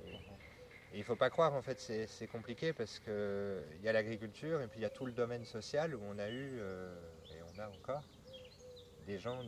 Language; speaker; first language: French; native; French